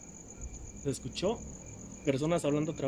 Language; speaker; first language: Spanish; native; Spanish